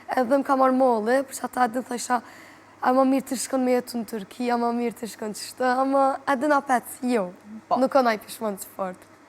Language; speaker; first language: Albanian; early bilingual, heritage; Albanian